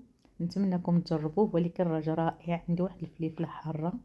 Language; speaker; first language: Arabic; native; Arabic